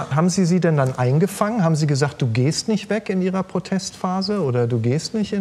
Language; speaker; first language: German; native; German